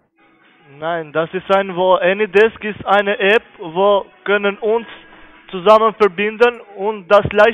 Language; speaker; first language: German; non-native, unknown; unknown